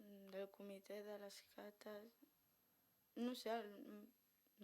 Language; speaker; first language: Catalan; non-native, local second language; Spanish